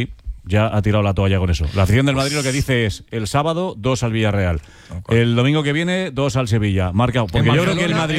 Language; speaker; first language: Spanish; native; Spanish